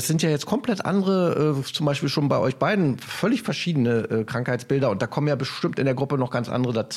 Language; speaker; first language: German; native; German